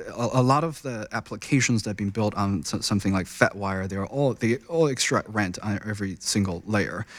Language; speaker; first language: English; non-native, fluent; Chinese